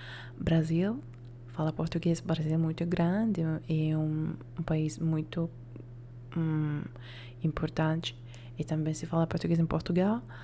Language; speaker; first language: Portuguese; non-native, learner; Italian